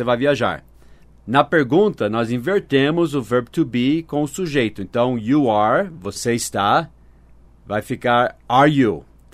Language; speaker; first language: Portuguese; non-native, fluent; English